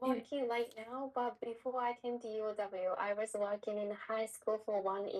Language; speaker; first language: English; non-native, learner; Japanese